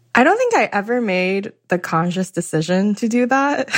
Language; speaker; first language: English; native; English